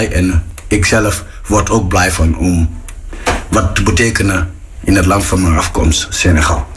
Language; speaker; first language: Dutch; non-native, fluent; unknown